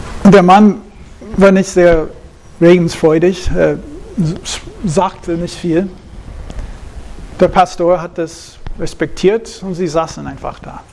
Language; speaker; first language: German; non-native, fluent; English